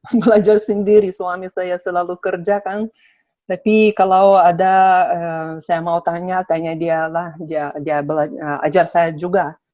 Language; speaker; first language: Malay; non-native, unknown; Russian